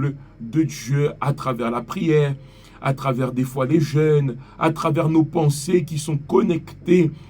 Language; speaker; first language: French; native; French